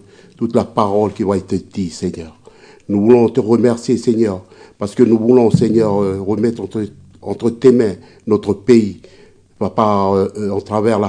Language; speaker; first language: French; native; French